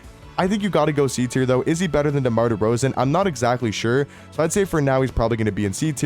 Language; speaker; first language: English; native; English